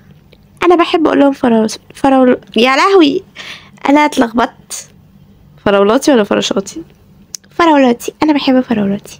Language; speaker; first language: Arabic; native; Arabic